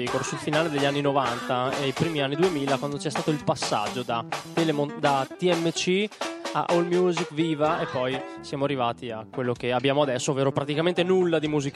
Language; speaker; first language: Italian; native; Italian